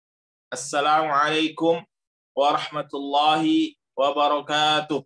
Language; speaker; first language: Arabic; non-native, fluent; Indonesian